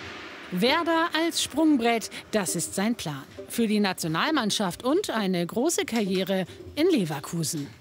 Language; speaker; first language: German; native; German